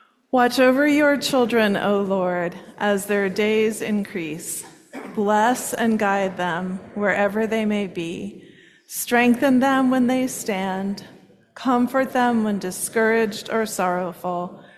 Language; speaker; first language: English; native; English